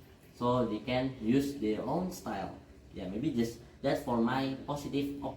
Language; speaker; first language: English; non-native, learner; Indonesian